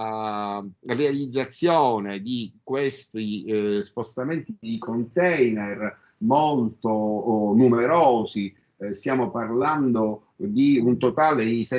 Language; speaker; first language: Italian; native; Italian